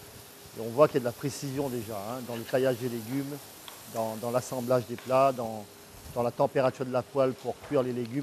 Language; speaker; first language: French; native; French